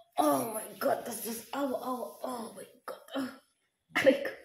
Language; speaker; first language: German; non-native, learner; Filipino